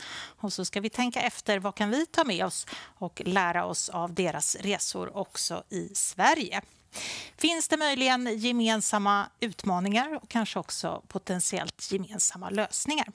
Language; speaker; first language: Swedish; native; Swedish